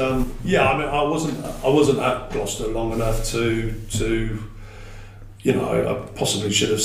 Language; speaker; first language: English; native; English